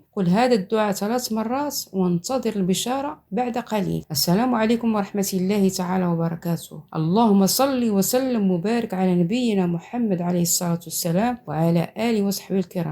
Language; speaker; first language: Arabic; native; Arabic